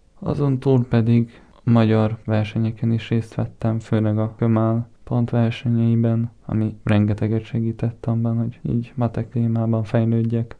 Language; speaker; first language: Hungarian; early bilingual, heritage; Hungarian